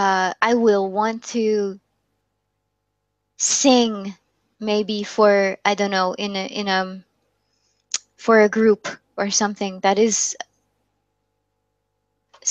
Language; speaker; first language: English; non-native, fluent; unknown